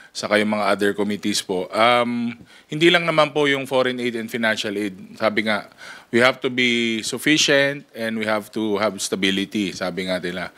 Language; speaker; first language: Filipino; native; Filipino